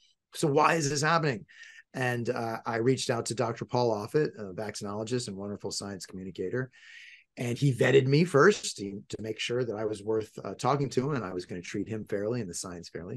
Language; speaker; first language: English; native; English